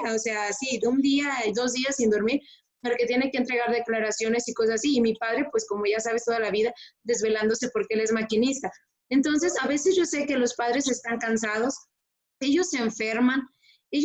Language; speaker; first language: Spanish; native; Spanish